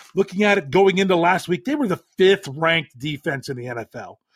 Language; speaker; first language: English; native; English